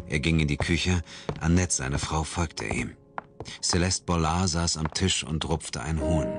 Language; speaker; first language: German; native; German